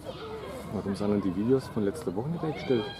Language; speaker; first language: German; native; German